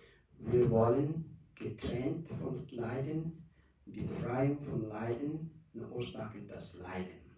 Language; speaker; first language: German; non-native, learner; Tibetan